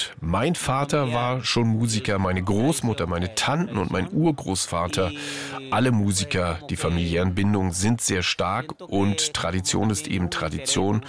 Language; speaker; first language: German; native; German